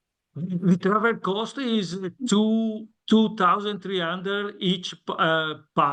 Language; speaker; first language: English; non-native, learner; Italian